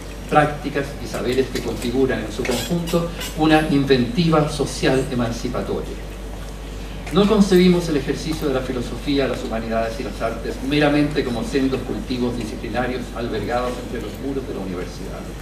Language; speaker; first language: Spanish; native; Spanish